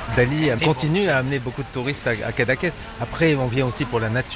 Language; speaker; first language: French; native; French